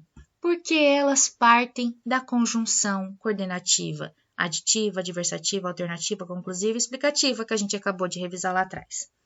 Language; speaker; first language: Portuguese; native; Portuguese